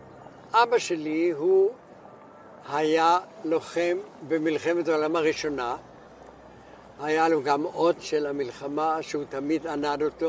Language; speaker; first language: Hebrew; non-native, fluent; German